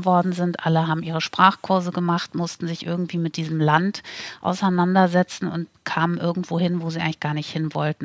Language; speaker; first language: German; native; German